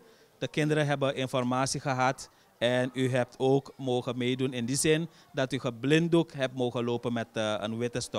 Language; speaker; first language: Dutch; native; Dutch